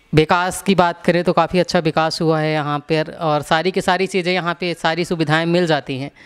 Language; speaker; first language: Hindi; native; Hindi